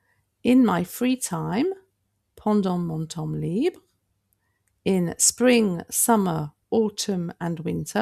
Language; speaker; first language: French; non-native, fluent; English